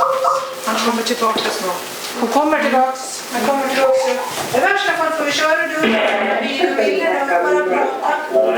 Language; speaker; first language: Swedish; native; Swedish